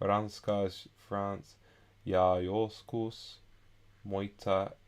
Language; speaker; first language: Finnish; non-native, learner; English